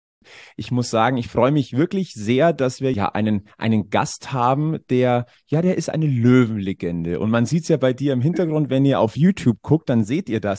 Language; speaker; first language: German; native; German